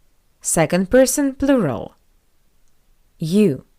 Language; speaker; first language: English; non-native, fluent; Russian